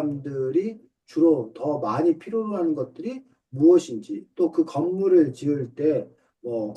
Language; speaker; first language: Korean; native; Korean